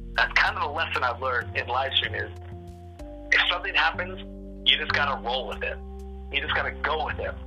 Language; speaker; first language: English; native; English